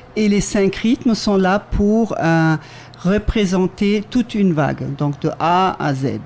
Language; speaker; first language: French; native; French